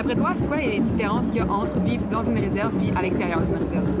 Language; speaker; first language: French; native; French